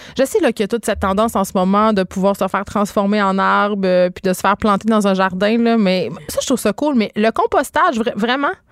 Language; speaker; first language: French; native; French